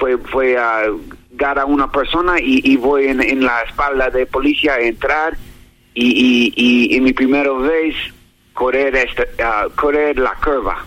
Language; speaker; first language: Spanish; non-native, learner; English